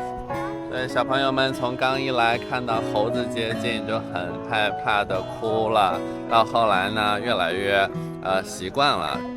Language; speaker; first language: Chinese; native; Chinese